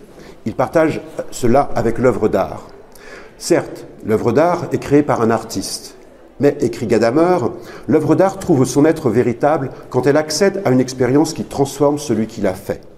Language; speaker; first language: French; native; French